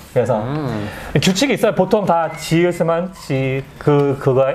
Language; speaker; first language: Korean; native; Korean